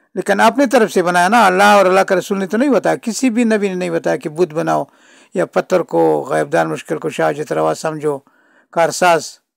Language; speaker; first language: Urdu; non-native, local second language; Pashto